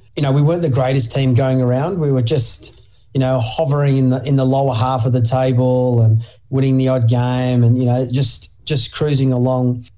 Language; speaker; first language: English; native; English